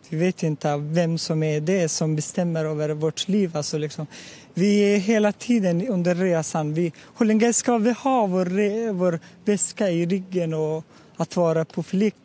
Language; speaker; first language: Swedish; non-native, learner; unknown